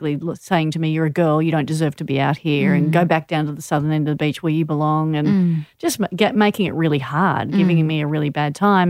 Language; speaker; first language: English; native; English